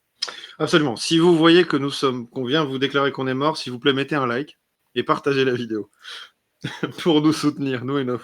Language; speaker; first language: French; native; French